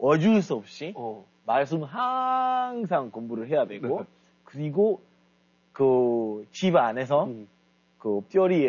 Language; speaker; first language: Korean; non-native, fluent; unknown